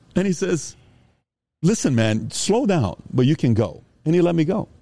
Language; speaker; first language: English; early bilingual, other home language; Persian